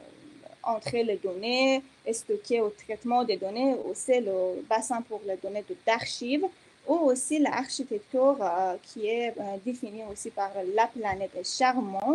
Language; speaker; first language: French; non-native, fluent; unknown